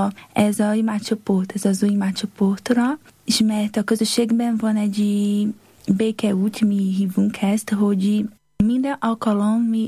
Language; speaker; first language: Hungarian; non-native, learner; Portuguese